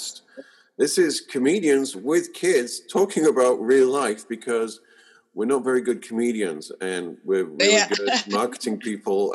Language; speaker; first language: English; native; English